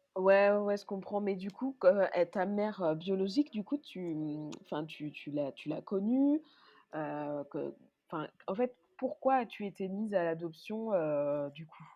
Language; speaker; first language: French; native; French